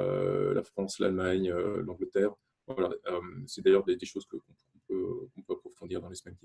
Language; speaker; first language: French; native; French